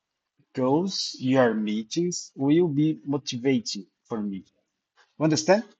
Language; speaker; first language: English; non-native, learner; Portuguese